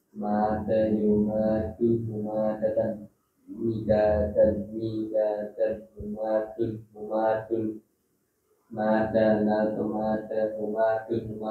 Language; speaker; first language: Arabic; non-native, learner; Indonesian